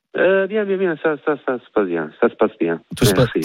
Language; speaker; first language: French; non-native, fluent; Portuguese